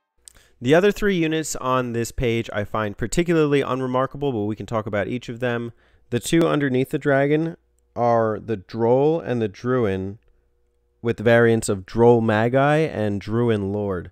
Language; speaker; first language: English; native; English